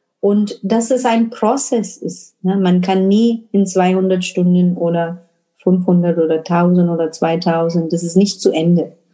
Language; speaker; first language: German; non-native, fluent; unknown